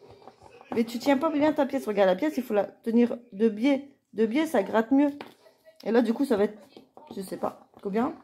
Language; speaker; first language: French; native; French